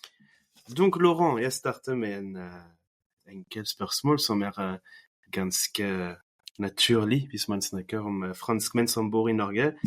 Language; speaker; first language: Norwegian; non-native, fluent; French